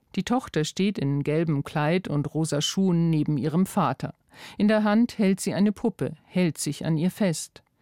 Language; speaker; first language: German; native; German